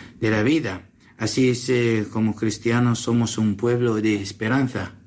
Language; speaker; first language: Spanish; non-native, learner; Assyrian Neo-Aramaic